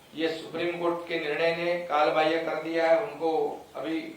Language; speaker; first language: Hindi; non-native, local second language; Marathi